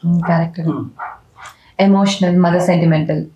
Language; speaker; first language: Kannada; non-native, local second language; Telugu